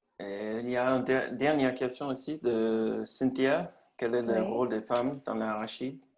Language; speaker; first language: French; non-native, learner; English